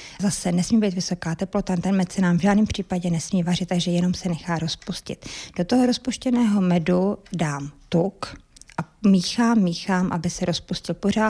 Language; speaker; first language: Czech; native; Czech